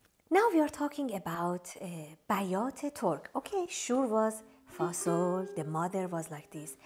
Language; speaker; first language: English; non-native, fluent; Persian